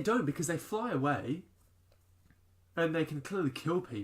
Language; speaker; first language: English; native; English